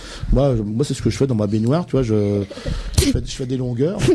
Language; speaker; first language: French; native; French